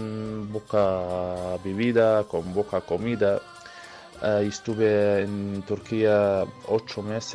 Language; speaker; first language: Spanish; early bilingual, other home language; Arabic